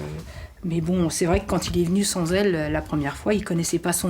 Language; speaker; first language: French; native; French